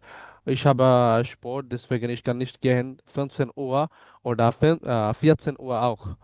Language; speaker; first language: German; non-native, learner; Bangla